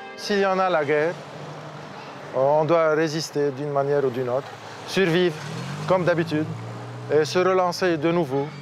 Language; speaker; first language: French; non-native, local second language; Arabic